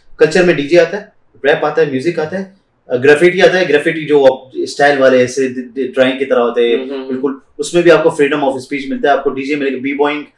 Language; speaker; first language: Urdu; early bilingual, heritage; Urdu